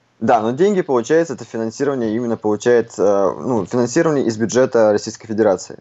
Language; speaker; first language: Russian; native; Russian